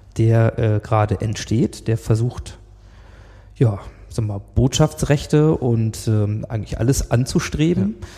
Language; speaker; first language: German; native; German